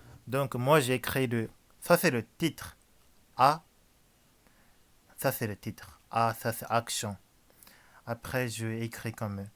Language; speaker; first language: French; non-native, learner; Japanese